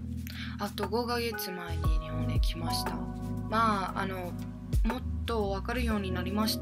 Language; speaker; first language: Japanese; non-native, learner; English